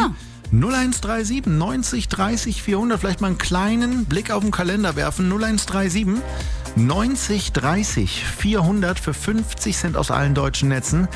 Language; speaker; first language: German; native; German